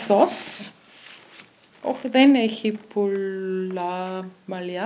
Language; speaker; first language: Greek; non-native, learner; German